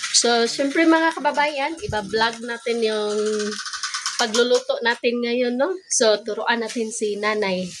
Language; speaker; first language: Filipino; native; Filipino